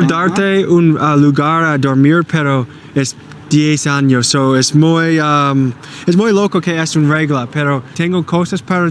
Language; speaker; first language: Spanish; non-native, learner; English